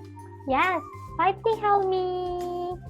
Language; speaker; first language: English; non-native, learner; Indonesian